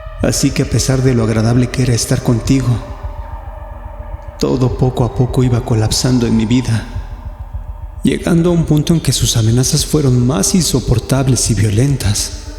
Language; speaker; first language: Spanish; native; Spanish